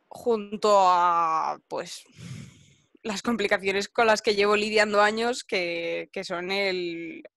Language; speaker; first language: Spanish; native; Spanish